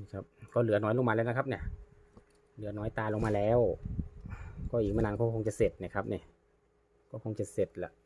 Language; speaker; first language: Thai; native; Thai